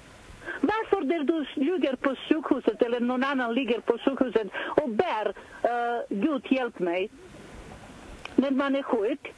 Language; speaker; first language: Swedish; non-native, fluent; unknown